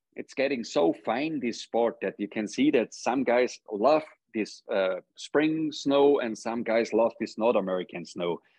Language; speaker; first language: English; non-native, fluent; German